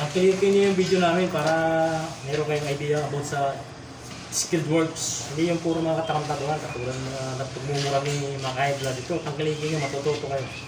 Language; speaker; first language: Filipino; native; Filipino